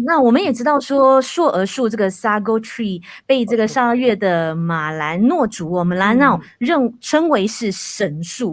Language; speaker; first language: Chinese; native; Chinese